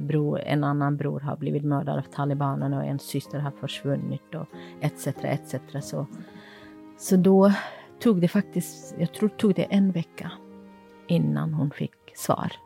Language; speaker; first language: Swedish; non-native, fluent; Kurdish